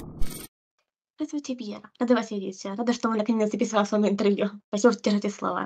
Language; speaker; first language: Russian; native; Russian